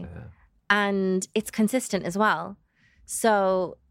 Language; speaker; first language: English; native; English